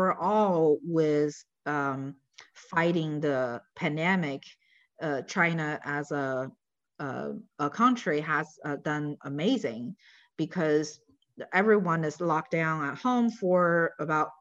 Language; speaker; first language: English; non-native, fluent; Chinese